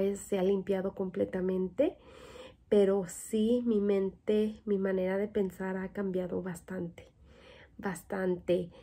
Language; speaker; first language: Spanish; native; Spanish